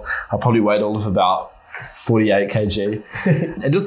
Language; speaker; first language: English; native; English